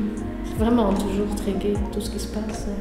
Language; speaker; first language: French; native; French